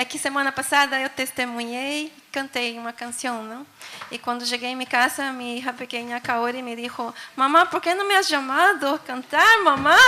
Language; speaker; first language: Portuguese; non-native, learner; Spanish